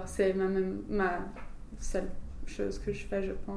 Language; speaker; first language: French; non-native, fluent; English